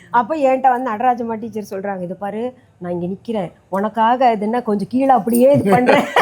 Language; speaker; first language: Tamil; non-native, local second language; Hindi